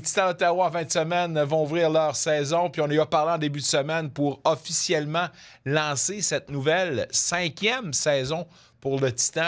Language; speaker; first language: French; native; French